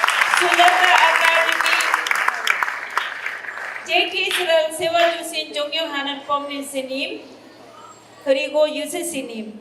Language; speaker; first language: Korean; non-native, learner; Hindi